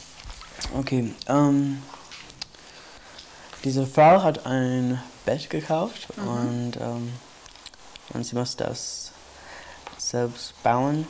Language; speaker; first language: German; non-native, learner; English